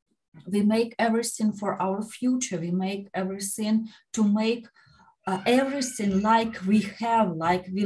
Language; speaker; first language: English; non-native, learner; Ukrainian